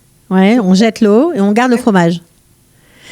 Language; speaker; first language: French; native; French